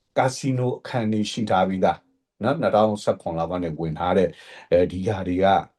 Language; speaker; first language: Burmese; native; Burmese